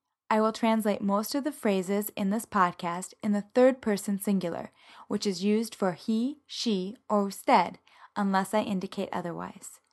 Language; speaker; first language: English; native; English